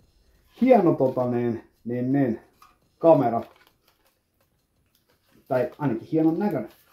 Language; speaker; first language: Finnish; native; Finnish